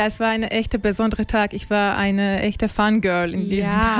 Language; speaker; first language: German; non-native, learner; Turkish